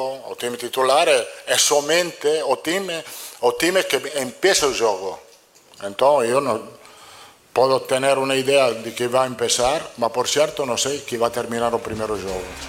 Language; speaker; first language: Portuguese; non-native, fluent; Italian